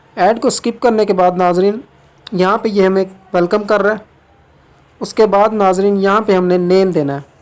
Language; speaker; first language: Urdu; non-native, local second language; Punjabi